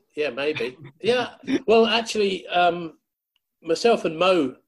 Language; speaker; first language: English; native; English